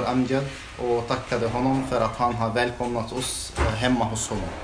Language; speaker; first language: Swedish; non-native, fluent; Arabic